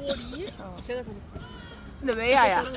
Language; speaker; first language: Korean; native; Korean